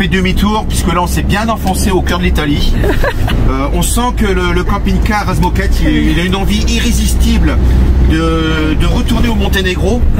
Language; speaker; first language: French; native; French